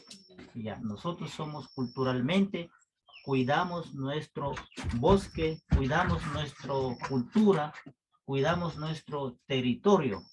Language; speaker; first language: Spanish; non-native, local second language; Quechua